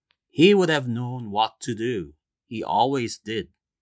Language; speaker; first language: English; non-native, fluent; Korean